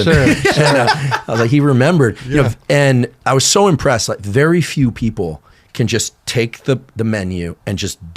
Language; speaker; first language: English; native; English